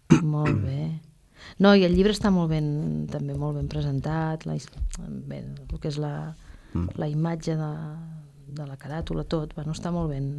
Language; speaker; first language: Catalan; native; Catalan